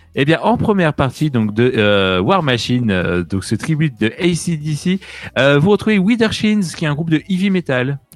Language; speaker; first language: French; native; French